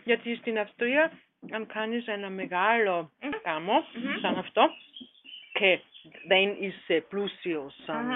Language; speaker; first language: Greek; non-native, learner; German